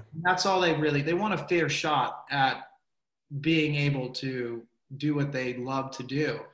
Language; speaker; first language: English; native; English